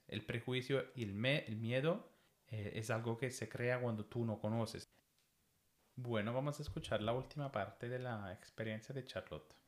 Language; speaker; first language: Spanish; non-native, fluent; Italian